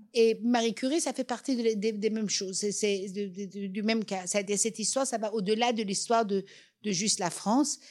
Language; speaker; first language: French; non-native, fluent; Persian